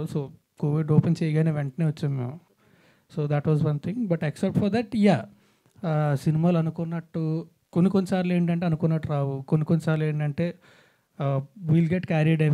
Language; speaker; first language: Telugu; native; Telugu